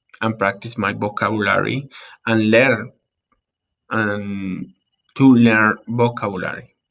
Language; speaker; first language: English; non-native, learner; Spanish